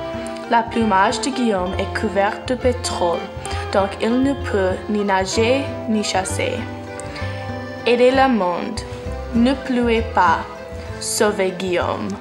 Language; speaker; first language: French; non-native, learner; English